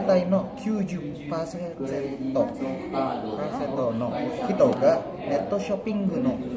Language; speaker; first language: Japanese; non-native, learner; Indonesian